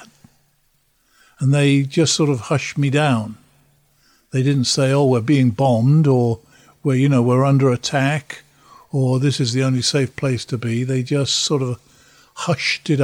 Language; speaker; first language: English; native; English